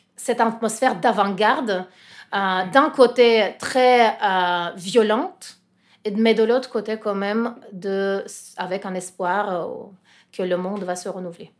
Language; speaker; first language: French; non-native, fluent; Russian